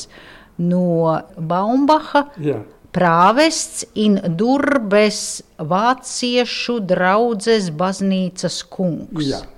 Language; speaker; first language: Latvian; native; Latvian